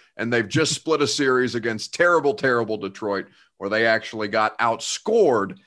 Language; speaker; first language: English; native; English